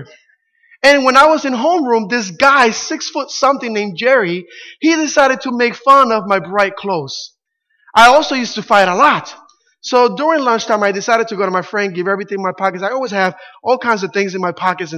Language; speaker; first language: English; early bilingual, other home language; Spanish